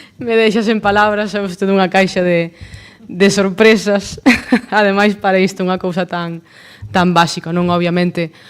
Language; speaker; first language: Galician; non-native, local second language; Spanish